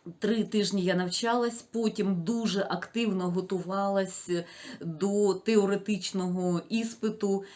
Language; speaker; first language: Ukrainian; non-native, local second language; Russian